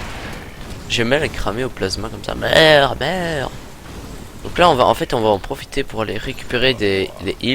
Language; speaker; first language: French; native; French